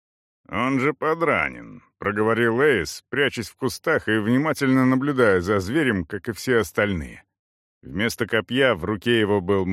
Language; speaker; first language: Russian; native; Russian